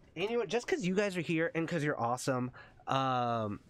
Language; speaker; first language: English; native; English